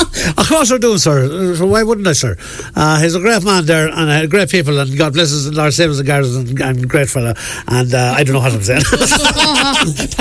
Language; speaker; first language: English; native; English